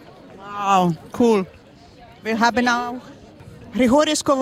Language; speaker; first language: German; non-native, fluent; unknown